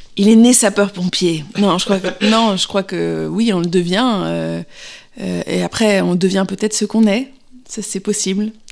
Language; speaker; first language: French; native; French